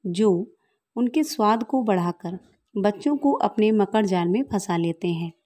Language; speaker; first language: Hindi; native; Hindi